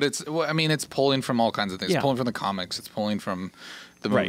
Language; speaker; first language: English; native; English